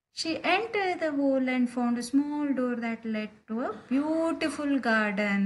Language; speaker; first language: English; non-native, local second language; Kannada